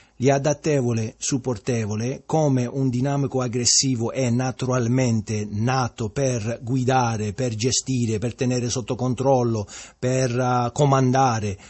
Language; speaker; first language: Italian; early bilingual, heritage; Italian